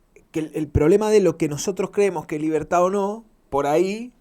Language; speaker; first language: Spanish; native; Spanish